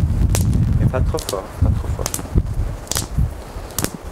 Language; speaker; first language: French; non-native, learner; English